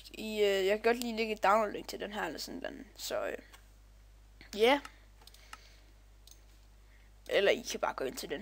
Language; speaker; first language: Danish; native; Danish